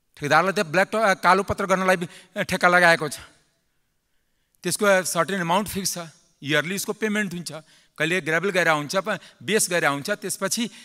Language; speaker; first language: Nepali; non-native, local second language; Maithili